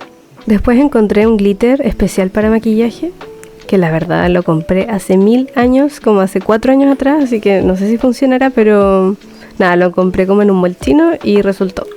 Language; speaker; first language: Spanish; native; Spanish